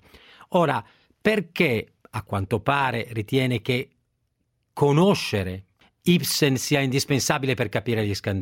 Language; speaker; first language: Italian; native; Italian